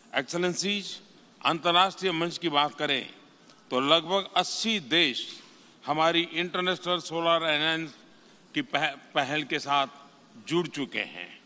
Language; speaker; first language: Hindi; non-native, local second language; Gujarati